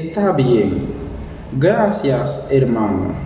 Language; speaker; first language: Spanish; non-native, learner; Haitian Creole